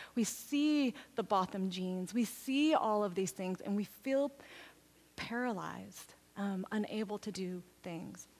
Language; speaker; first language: English; native; English